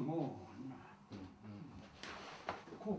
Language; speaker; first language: Japanese; native; Japanese